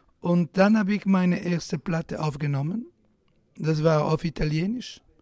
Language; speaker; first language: German; non-native, fluent; Italian